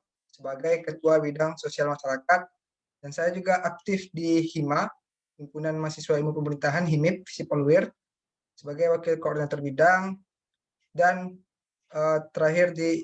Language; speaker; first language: Indonesian; native; Indonesian